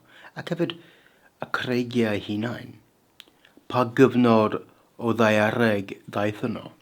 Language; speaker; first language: Welsh; non-native, fluent; English